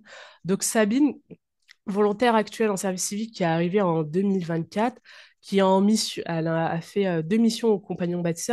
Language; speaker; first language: French; native; French